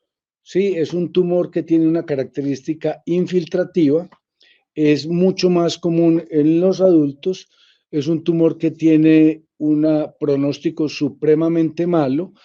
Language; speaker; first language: Spanish; native; Spanish